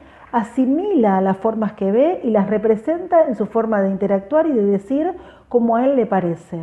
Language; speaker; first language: Spanish; native; Spanish